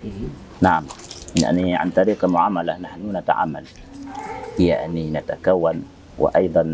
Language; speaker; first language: Arabic; non-native, fluent; Indonesian